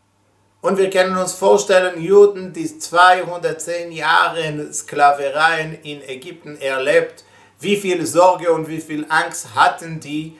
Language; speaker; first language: German; non-native, fluent; Hebrew